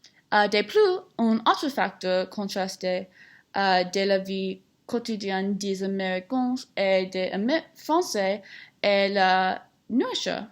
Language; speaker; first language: French; non-native, learner; English